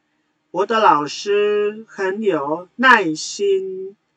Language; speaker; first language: Chinese; non-native, fluent; Indonesian